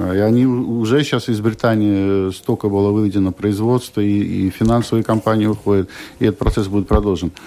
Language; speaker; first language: Russian; native; Russian